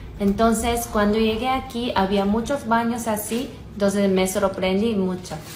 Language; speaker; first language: Spanish; non-native, learner; Japanese